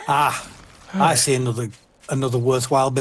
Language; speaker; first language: English; native; English